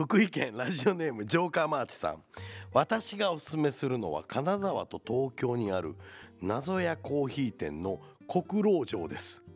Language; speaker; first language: Japanese; native; Japanese